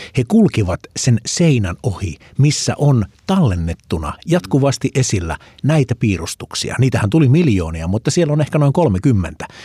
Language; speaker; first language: Finnish; native; Finnish